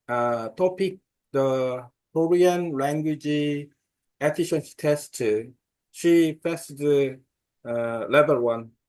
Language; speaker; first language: English; non-native, learner; Korean